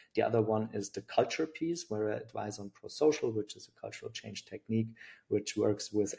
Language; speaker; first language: English; non-native, fluent; German